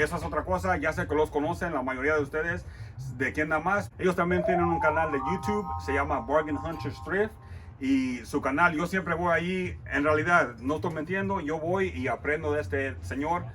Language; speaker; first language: Spanish; early bilingual, heritage; Spanish